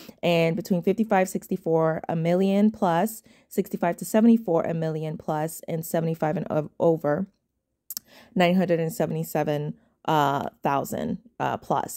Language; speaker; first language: English; native; English